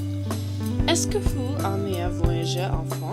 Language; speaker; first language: French; non-native, learner; English